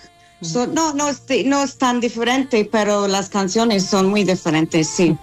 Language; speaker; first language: Spanish; non-native, learner; English